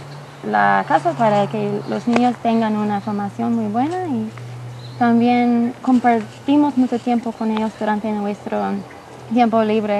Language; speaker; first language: Spanish; non-native, fluent; English